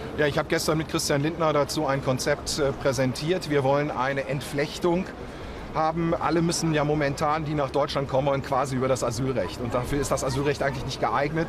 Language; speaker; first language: German; native; German